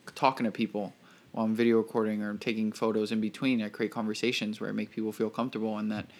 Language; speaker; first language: English; native; English